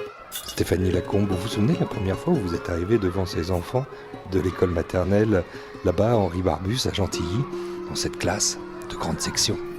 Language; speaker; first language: French; native; French